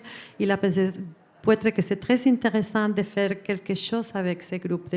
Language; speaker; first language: French; non-native, fluent; Spanish